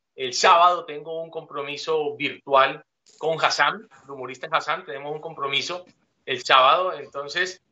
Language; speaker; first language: Spanish; native; Spanish